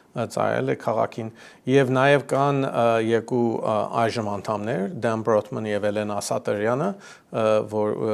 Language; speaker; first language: Armenian; early bilingual, heritage; Armenian